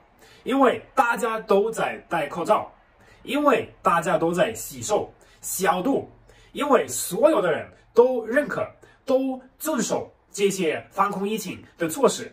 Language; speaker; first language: Chinese; non-native, fluent; German